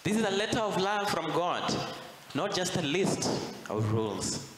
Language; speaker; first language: English; non-native, local second language; Swahili